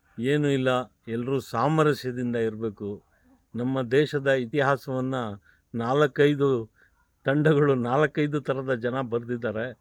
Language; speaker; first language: Kannada; non-native, local second language; Urdu